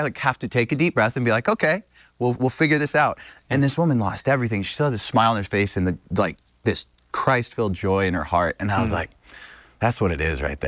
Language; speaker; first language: English; native; English